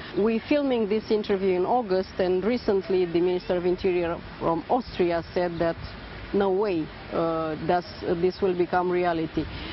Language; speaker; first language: English; non-native, fluent; Romanian